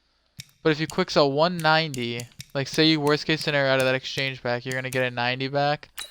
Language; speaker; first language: English; native; English